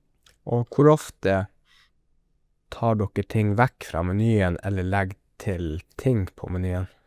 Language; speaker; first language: Norwegian; native; Norwegian